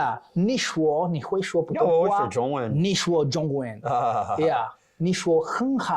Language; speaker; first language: Chinese; non-native, learner; Portuguese